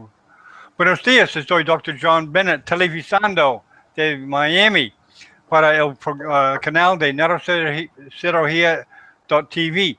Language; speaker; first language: Spanish; non-native, learner; English